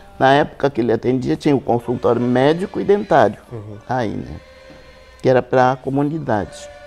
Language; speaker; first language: Portuguese; native; Portuguese